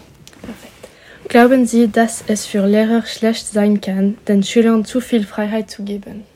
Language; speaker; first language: German; non-native, learner; French